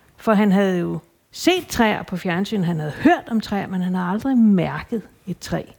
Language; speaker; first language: Danish; native; Danish